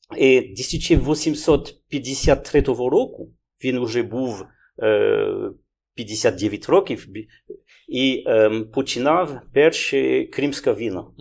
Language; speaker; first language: Ukrainian; non-native, learner; French